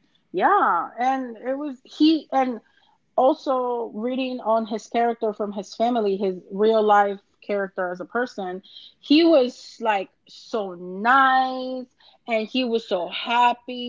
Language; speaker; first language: English; native; English